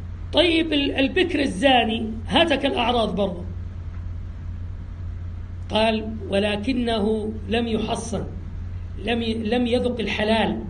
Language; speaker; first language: Arabic; native; Arabic